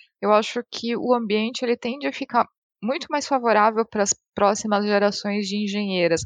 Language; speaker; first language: Portuguese; native; Portuguese